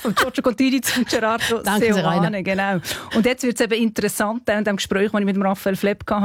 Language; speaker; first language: German; native; German